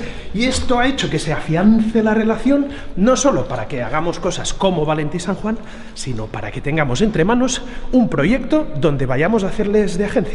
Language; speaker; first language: Spanish; native; Spanish